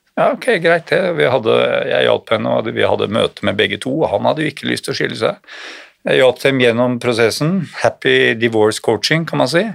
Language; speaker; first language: Norwegian; native; Norwegian